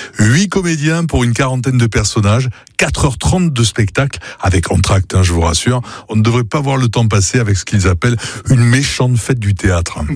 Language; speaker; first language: French; native; French